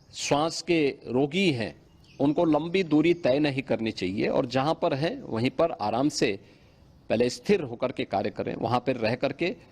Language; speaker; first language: Hindi; native; Hindi